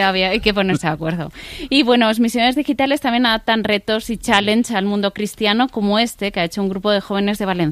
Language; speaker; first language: Spanish; native; Spanish